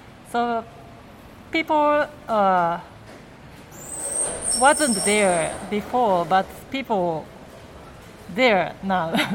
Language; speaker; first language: English; non-native, learner; Japanese